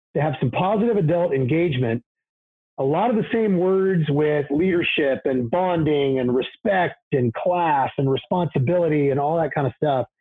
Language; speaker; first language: English; native; English